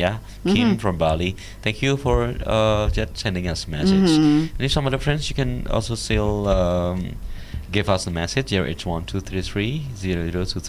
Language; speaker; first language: English; non-native, learner; Indonesian